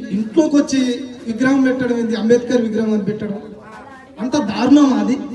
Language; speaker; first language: Telugu; non-native, local second language; Lambadi